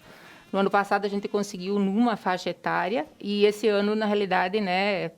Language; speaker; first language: Portuguese; native; Portuguese